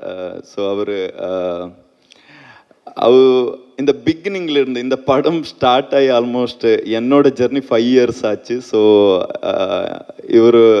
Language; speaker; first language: Tamil; non-native, fluent; Malayalam